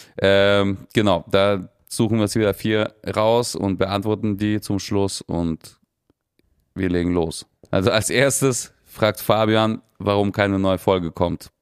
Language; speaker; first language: German; early bilingual, other home language; Russian